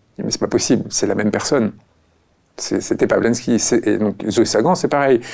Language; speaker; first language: French; early bilingual, other home language; Spanish